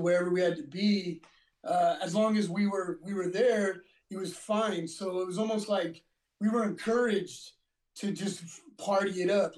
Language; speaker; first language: English; native; English